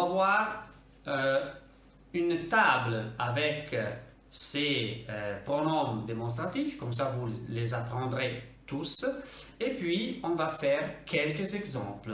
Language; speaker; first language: French; non-native, fluent; Italian